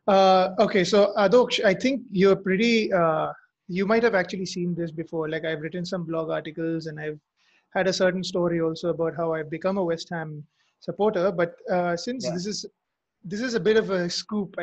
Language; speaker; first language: English; non-native, local second language; Mizo